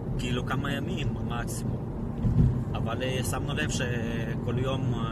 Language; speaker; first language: Hebrew; non-native, fluent; Russian